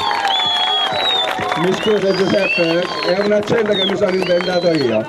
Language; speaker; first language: Italian; native; Italian